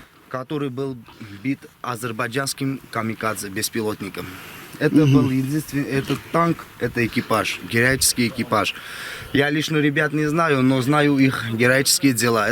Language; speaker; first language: Russian; non-native, local second language; Armenian